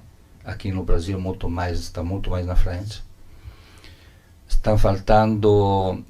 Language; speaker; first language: Portuguese; non-native, learner; Italian